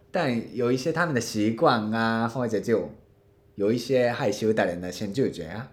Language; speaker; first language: Chinese; non-native, fluent; Japanese